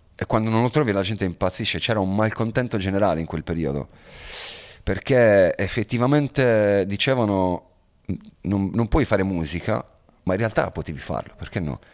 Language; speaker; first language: Italian; native; Italian